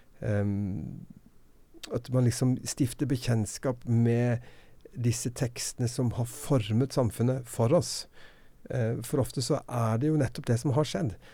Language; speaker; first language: Norwegian; native; Norwegian